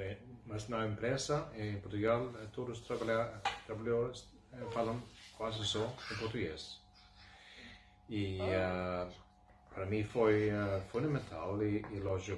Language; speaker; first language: Portuguese; non-native, fluent; Swedish